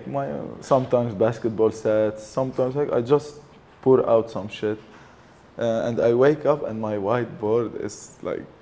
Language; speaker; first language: English; early bilingual, other home language; French